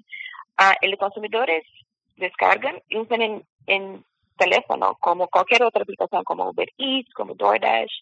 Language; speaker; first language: Spanish; non-native, learner; Portuguese